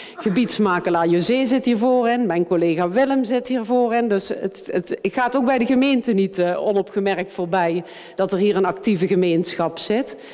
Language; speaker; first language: Dutch; native; Dutch